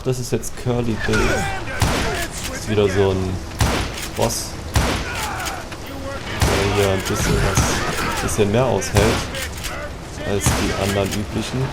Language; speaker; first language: German; native; German